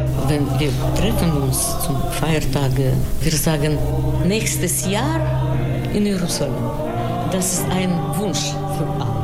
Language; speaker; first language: German; non-native, learner; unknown